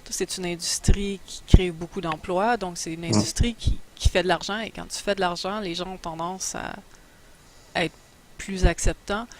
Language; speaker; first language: French; native; French